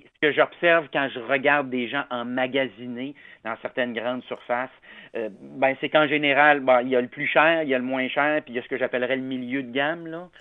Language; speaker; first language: French; native; French